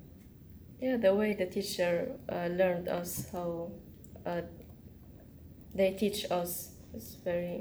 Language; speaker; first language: English; non-native, learner; Arabic